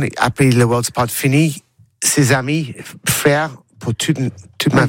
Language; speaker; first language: French; non-native, learner; English